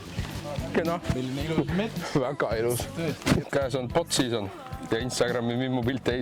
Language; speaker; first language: Estonian; native; Estonian